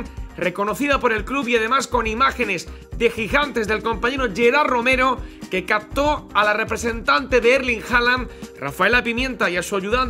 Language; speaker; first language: Spanish; native; Spanish